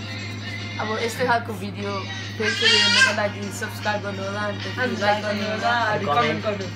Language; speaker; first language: Nepali; early bilingual, heritage; Nepali